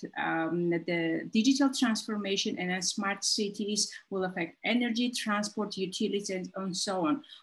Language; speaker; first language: English; non-native, fluent; Georgian